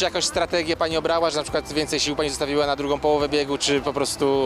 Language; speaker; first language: Polish; native; Polish